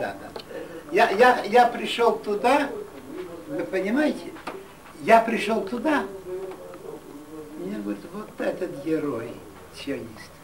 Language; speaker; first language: Russian; non-native, local second language; Yiddish